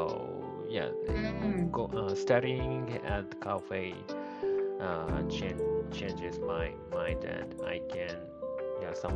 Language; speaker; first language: English; non-native, learner; Japanese